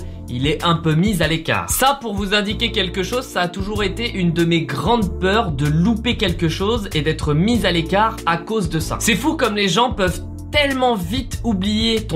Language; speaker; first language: French; native; French